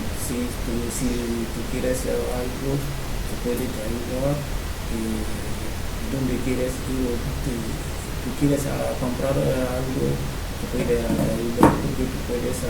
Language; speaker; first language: Spanish; non-native, learner; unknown